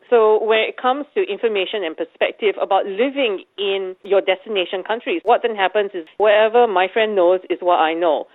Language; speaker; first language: English; native; English